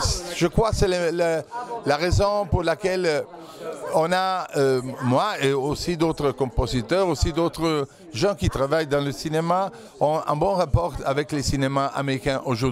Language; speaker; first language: French; non-native, fluent; Italian